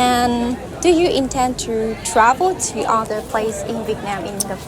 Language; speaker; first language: English; non-native, learner; Vietnamese